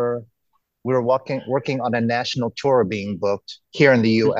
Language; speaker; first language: English; early bilingual, other home language; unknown